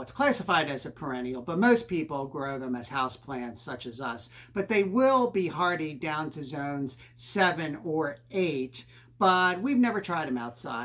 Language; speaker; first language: English; native; English